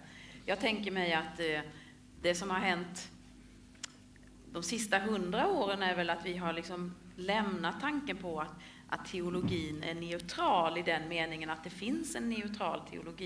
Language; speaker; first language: Swedish; native; Swedish